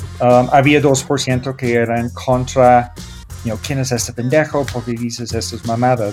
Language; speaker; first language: Spanish; non-native, fluent; English